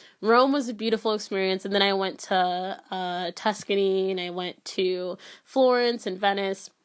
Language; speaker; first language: English; early bilingual, other home language; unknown